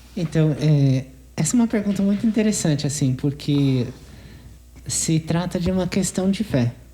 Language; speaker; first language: Portuguese; non-native, fluent; English